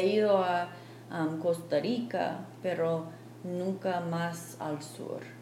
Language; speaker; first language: Spanish; non-native, fluent; English